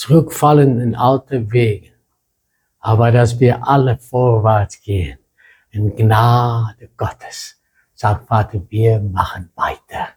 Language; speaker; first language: German; non-native, fluent; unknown